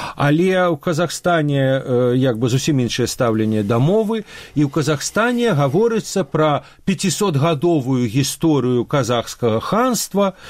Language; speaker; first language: Belarusian; non-native, local second language; Russian